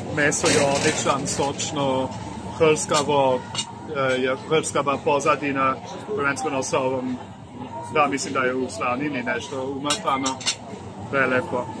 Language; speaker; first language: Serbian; non-native, fluent; German